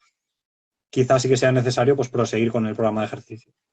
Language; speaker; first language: Spanish; native; Spanish